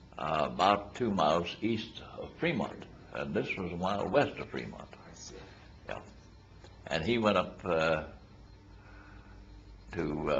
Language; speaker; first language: English; native; English